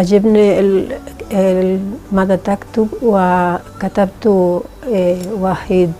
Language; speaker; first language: Arabic; non-native, learner; Spanish